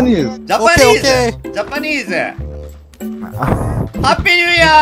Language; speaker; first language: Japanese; native; Japanese